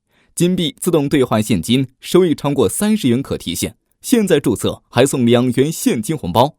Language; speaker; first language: Chinese; native; Chinese